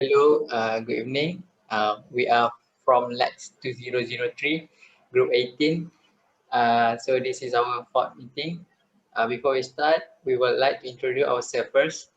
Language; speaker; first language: English; non-native, fluent; Malay